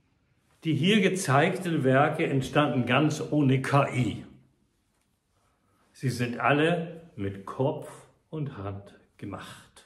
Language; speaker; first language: German; native; German